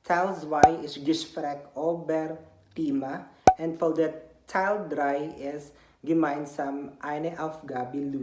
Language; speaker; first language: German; non-native, learner; Cebuano